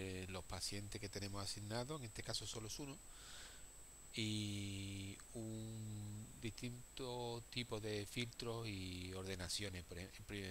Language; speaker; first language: Spanish; native; Spanish